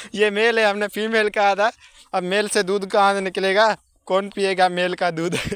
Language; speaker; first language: Urdu; non-native, local second language; Sindhi